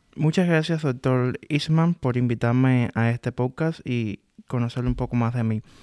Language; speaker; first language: Spanish; native; Spanish